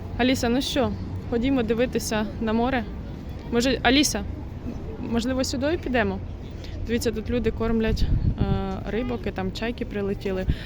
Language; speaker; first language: Ukrainian; non-native, local second language; Russian